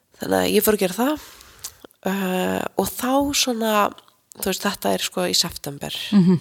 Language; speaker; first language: Icelandic; native; Icelandic